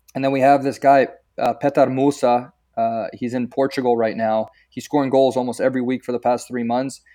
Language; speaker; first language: English; early bilingual, other home language; Croatian